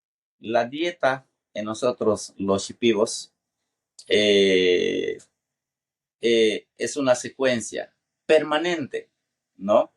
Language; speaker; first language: Spanish; non-native, local second language; Shipibo-Conibo